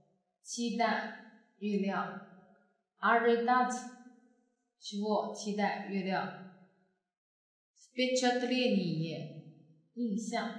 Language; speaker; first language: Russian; non-native, fluent; Chinese